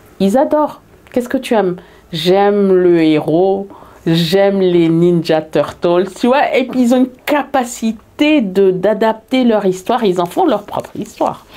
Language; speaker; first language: French; early bilingual, heritage; French